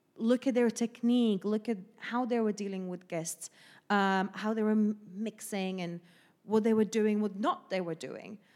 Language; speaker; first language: English; non-native, fluent; Slovak